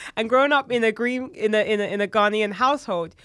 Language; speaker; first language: English; native; English